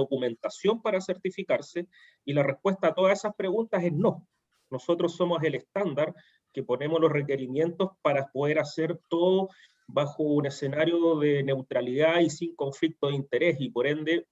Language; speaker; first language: Spanish; native; Spanish